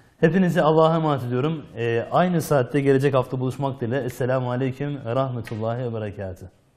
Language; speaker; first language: Turkish; native; Turkish